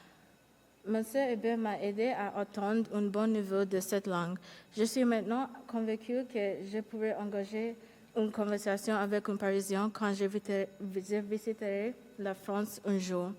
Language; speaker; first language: French; non-native, learner; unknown